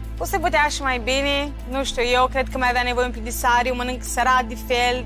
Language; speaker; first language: Romanian; early bilingual, heritage; Romanian